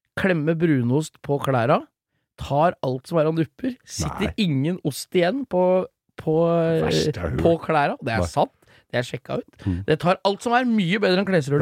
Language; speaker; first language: Norwegian; native; Norwegian